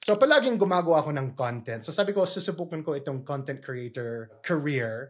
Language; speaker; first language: Filipino; non-native, fluent; English